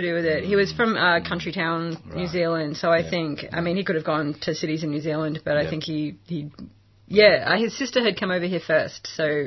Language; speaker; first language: English; native; English